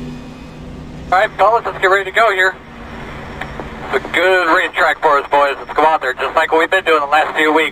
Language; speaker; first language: English; native; English